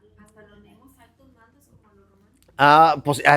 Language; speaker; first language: Spanish; native; Spanish